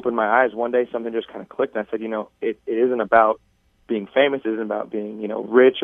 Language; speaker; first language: English; native; English